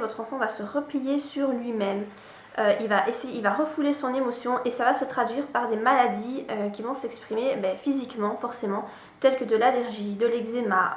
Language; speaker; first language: French; native; French